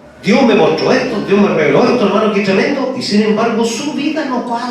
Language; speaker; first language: Spanish; native; Spanish